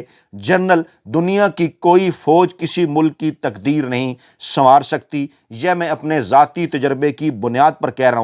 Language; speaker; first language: Urdu; native; Urdu